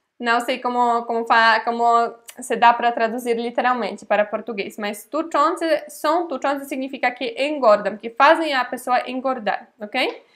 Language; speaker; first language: Portuguese; non-native, fluent; Polish